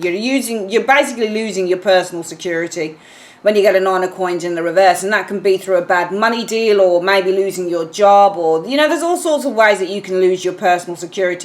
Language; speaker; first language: English; native; English